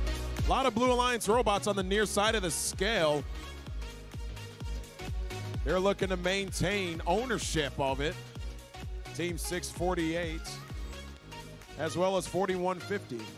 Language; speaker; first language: English; native; English